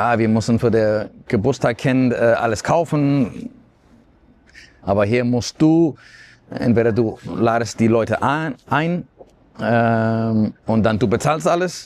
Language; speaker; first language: German; non-native, fluent; Spanish